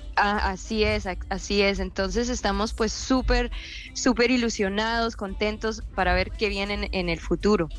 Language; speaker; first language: Spanish; early bilingual, heritage; Spanish